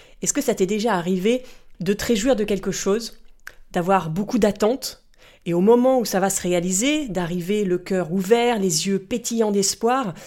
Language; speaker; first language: French; native; French